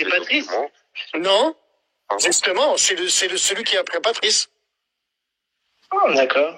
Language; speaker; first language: French; native; French